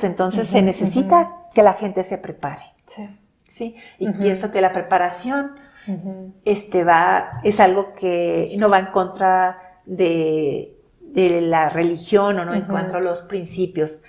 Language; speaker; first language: Spanish; non-native, local second language; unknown